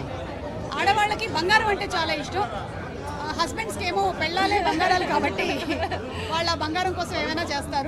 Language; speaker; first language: Telugu; native; Telugu